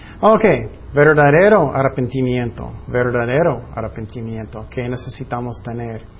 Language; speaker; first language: Spanish; non-native, fluent; English